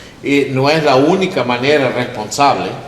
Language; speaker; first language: Spanish; non-native, learner; English